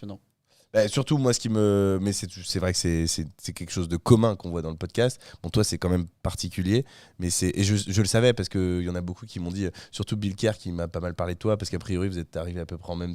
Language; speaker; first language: French; native; French